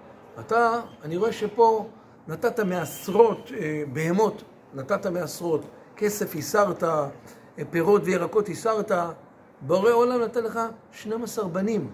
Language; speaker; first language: Hebrew; native; Hebrew